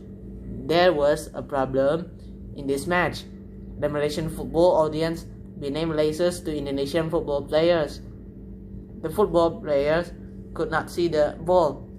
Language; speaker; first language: English; non-native, learner; Indonesian